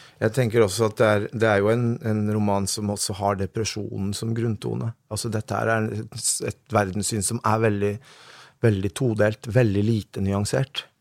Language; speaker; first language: Norwegian; early bilingual, other home language; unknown